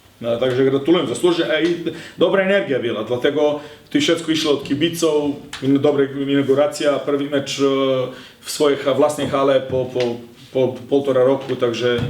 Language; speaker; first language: Polish; non-native, learner; Serbian